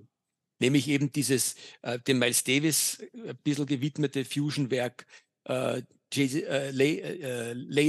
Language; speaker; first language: German; native; German